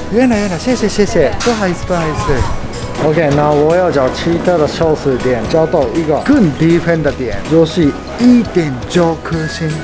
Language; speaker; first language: Chinese; non-native, fluent; Japanese